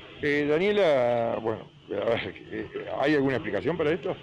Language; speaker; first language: Spanish; native; Spanish